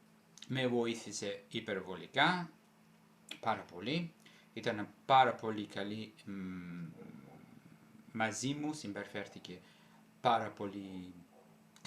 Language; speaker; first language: Greek; non-native, fluent; Italian